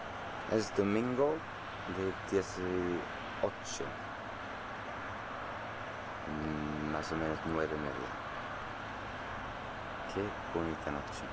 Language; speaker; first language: Spanish; non-native, learner; Swedish